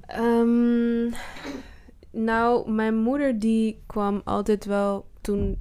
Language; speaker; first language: Dutch; early bilingual, other home language; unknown